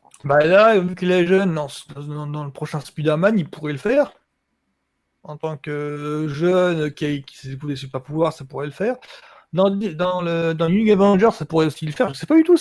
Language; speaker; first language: French; native; French